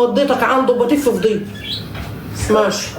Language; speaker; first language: Arabic; native; Arabic